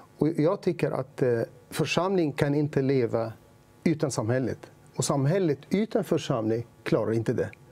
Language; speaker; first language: Swedish; non-native, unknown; Arabic